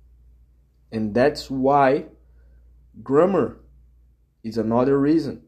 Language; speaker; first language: English; non-native, fluent; Portuguese